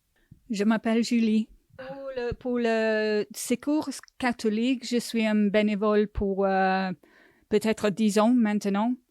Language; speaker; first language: French; non-native, learner; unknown